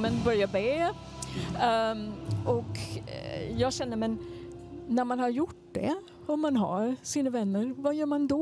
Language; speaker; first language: Swedish; non-native, fluent; English